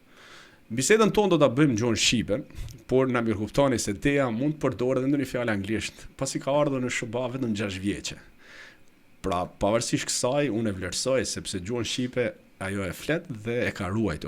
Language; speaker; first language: Albanian; native; Albanian